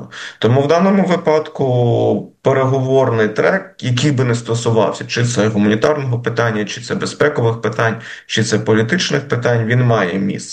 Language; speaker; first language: Ukrainian; native; Ukrainian